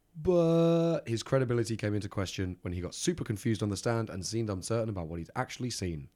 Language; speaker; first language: English; native; English